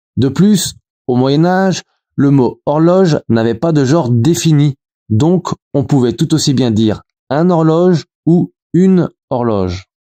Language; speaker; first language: French; native; French